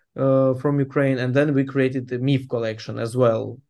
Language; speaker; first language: English; non-native, fluent; Ukrainian